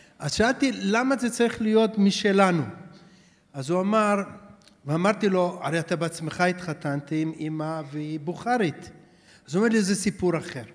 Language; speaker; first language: Hebrew; early bilingual, other home language; Persian